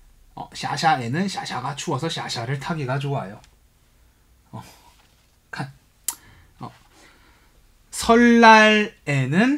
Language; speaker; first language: Korean; non-native, fluent; Chinese